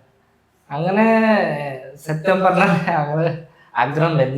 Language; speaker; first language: Malayalam; non-native, learner; Bangla